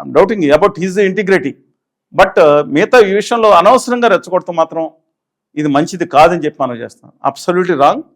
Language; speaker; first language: Telugu; native; Telugu